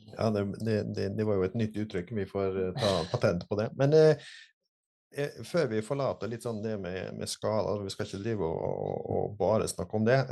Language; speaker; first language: Norwegian; native; Norwegian